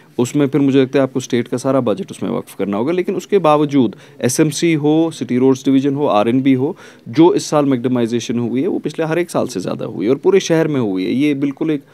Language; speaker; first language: Hindi; non-native, local second language; Kashmiri